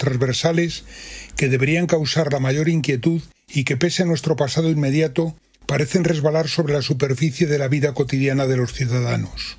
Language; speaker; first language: Spanish; native; Spanish